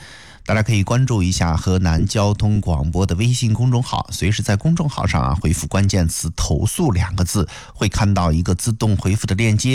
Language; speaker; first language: Chinese; native; Chinese